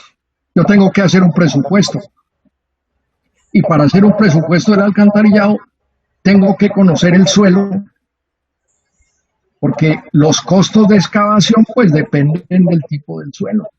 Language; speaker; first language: Spanish; native; Spanish